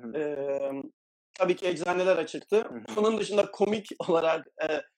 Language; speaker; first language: Turkish; native; Turkish